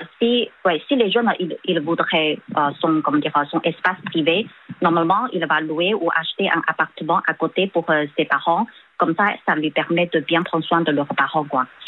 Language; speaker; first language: French; non-native, fluent; Chinese